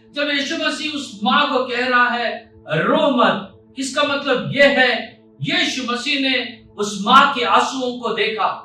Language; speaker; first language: Hindi; non-native, local second language; Marathi